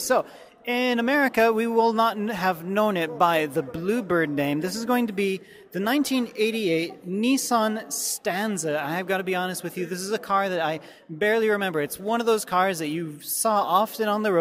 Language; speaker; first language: English; native; English